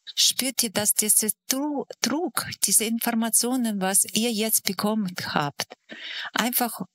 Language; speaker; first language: German; non-native, fluent; Russian